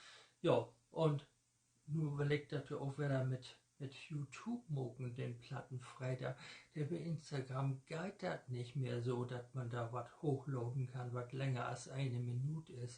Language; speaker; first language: German; native; German